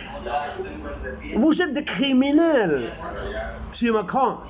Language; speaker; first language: French; non-native, local second language; Arabic